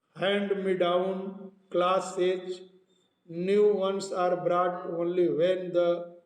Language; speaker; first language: English; non-native, local second language; Hindi